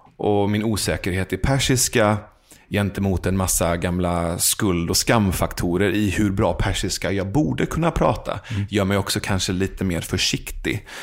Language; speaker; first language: Swedish; early bilingual, other home language; Persian